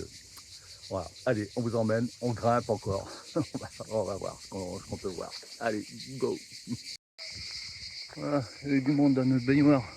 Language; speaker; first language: French; native; French